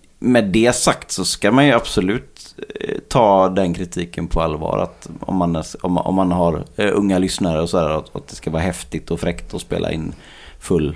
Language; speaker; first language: Swedish; native; Swedish